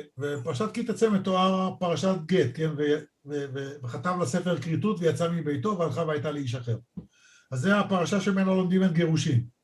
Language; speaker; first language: Hebrew; native; Hebrew